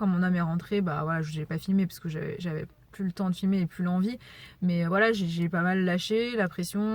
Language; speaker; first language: French; native; French